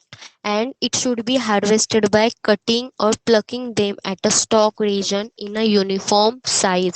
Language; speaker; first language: English; non-native, local second language; Hindi